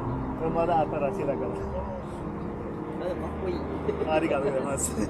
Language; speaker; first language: Japanese; non-native, learner; Hindi